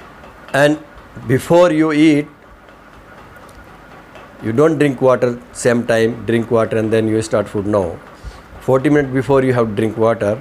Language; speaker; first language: English; non-native, learner; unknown